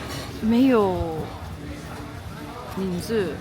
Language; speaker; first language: Chinese; non-native, learner; Japanese